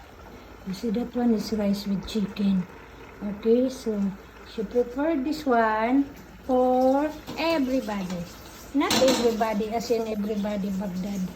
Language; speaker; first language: English; non-native, learner; Filipino